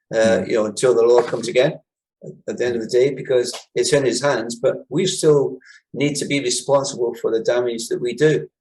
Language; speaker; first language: English; native; English